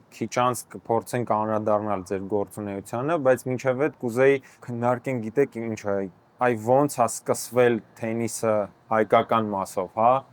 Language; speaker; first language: Armenian; native; Armenian